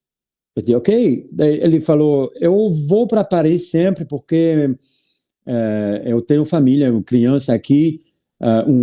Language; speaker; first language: Portuguese; non-native, learner; French